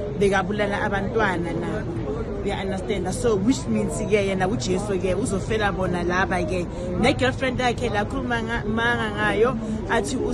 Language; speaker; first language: Zulu; native; Zulu